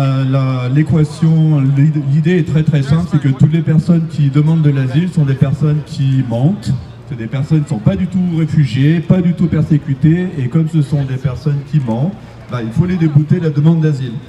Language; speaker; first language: French; native; French